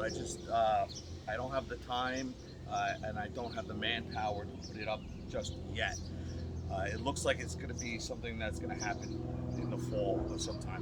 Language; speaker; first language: English; native; English